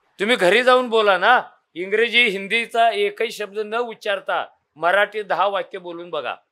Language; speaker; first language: Marathi; native; Marathi